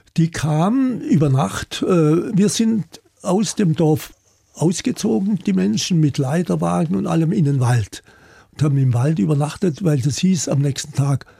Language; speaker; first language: German; native; German